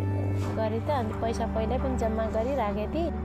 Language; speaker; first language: Nepali; native; Nepali